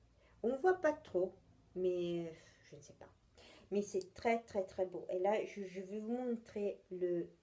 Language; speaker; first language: French; non-native, fluent; Italian